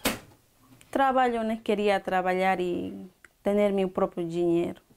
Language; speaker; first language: Portuguese; non-native, learner; Spanish